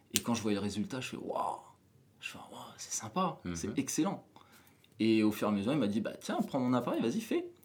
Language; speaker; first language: French; native; French